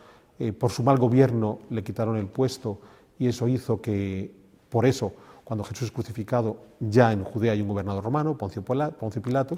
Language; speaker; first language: Spanish; native; Spanish